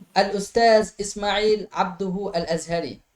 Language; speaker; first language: Arabic; non-native, fluent; Bangla